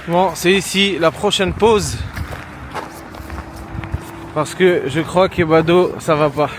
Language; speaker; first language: French; native; French